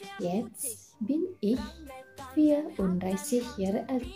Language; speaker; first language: German; non-native, fluent; Indonesian